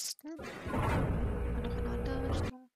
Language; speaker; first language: German; native; German